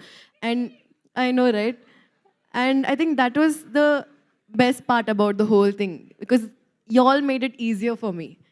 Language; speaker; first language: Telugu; non-native, local second language; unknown